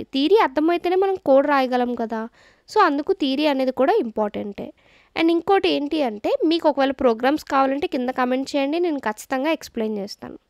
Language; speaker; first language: Telugu; native; Telugu